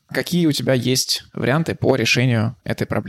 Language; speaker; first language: Russian; native; Russian